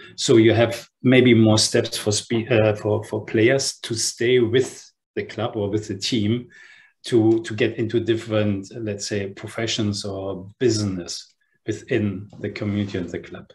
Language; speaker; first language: English; non-native, fluent; German